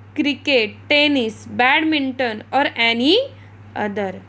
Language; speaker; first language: Hindi; non-native, local second language; Marathi